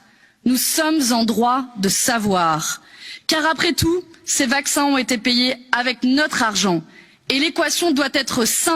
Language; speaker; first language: French; native; French